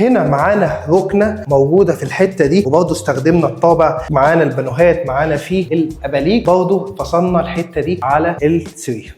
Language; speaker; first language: Arabic; native; Arabic